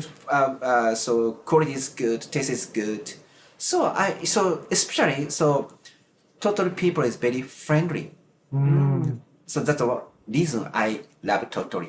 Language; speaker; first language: English; non-native, learner; Japanese